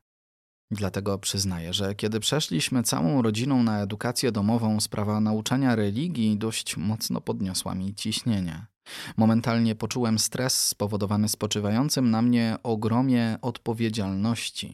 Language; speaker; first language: Polish; native; Polish